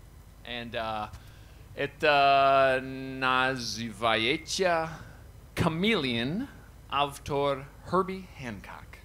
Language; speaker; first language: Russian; non-native, learner; English